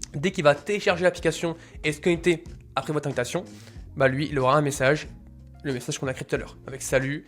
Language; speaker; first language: French; native; French